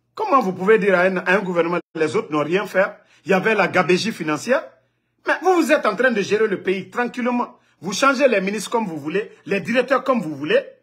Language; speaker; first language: French; non-native, local second language; Mandingo